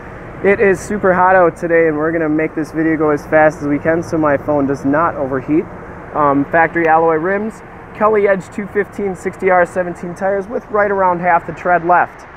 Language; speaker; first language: English; native; English